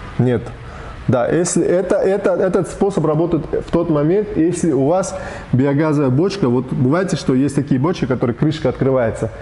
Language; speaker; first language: Russian; non-native, local second language; Uzbek